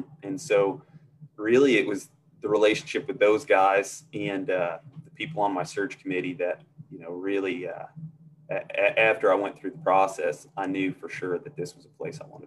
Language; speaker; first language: English; native; English